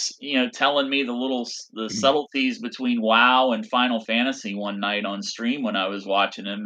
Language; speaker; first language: English; native; English